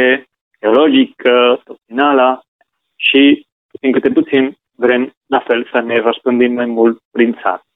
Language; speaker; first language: Romanian; non-native, fluent; Spanish